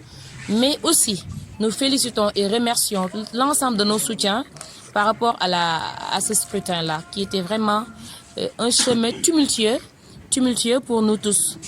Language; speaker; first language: French; non-native, local second language; Wolof